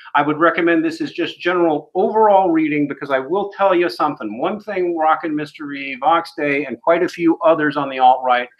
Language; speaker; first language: English; native; English